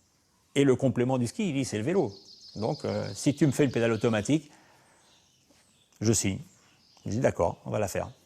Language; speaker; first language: French; native; French